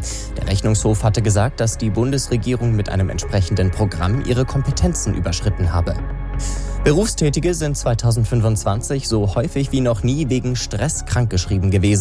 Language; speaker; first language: German; native; German